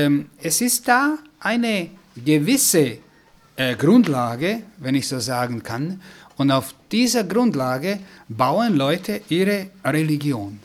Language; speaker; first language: German; non-native, fluent; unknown